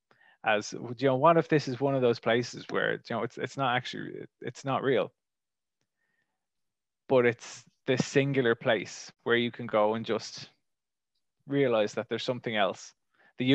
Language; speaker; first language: English; native; English